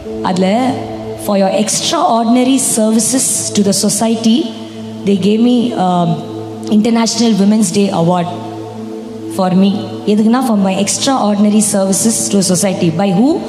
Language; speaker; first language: English; non-native, local second language; Tamil